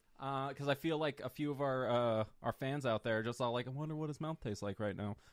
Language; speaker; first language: English; native; English